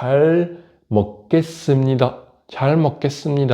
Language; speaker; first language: Korean; non-native, fluent; French